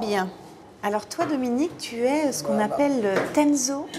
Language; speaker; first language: French; native; French